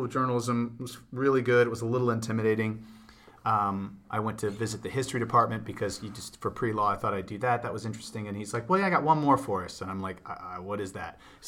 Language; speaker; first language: English; native; English